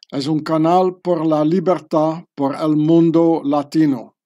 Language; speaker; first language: Spanish; non-native, learner; French